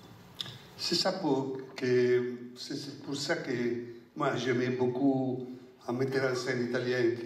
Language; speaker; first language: French; non-native, fluent; Italian